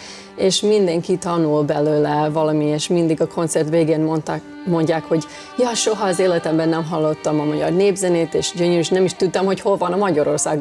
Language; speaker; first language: Hungarian; early bilingual, heritage; English